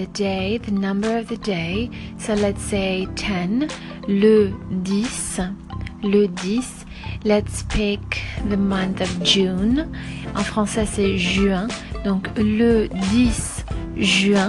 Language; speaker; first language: English; non-native, fluent; French